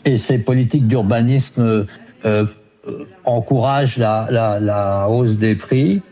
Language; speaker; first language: French; native; French